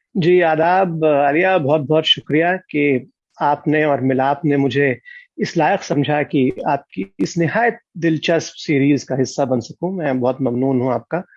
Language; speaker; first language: Urdu; native; Urdu